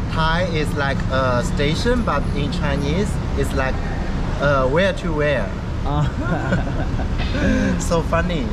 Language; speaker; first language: English; non-native, learner; Thai